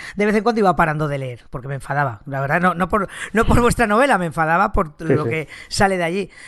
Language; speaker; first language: Spanish; native; Spanish